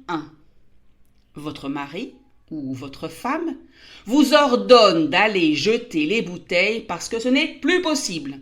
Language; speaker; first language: French; native; French